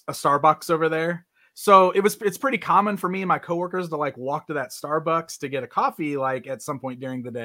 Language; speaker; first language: English; native; English